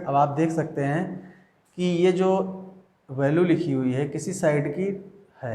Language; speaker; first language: Hindi; native; Hindi